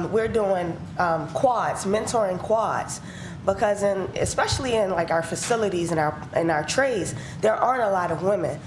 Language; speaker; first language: English; native; English